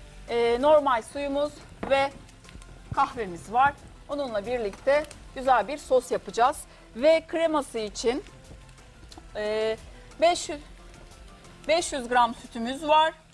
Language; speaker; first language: Turkish; native; Turkish